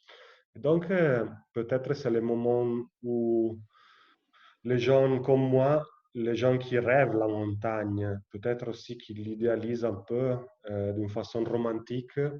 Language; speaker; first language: French; non-native, fluent; Italian